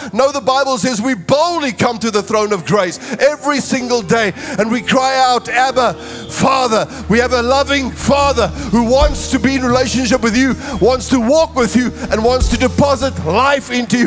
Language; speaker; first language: English; native; English